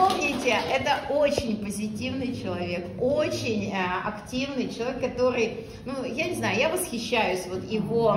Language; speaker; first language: Russian; native; Russian